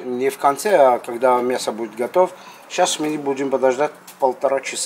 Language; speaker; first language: Russian; non-native, local second language; Armenian